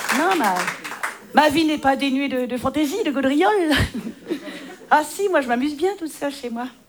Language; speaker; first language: French; native; French